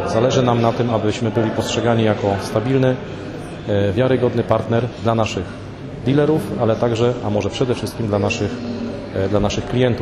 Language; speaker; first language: Polish; native; Polish